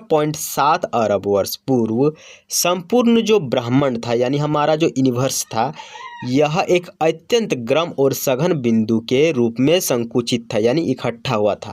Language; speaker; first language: Hindi; native; Hindi